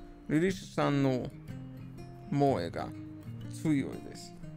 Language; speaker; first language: Japanese; non-native, learner; English